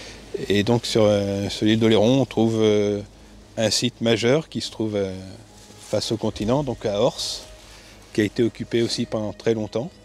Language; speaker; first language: French; native; French